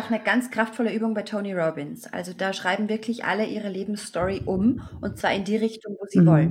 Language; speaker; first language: German; native; German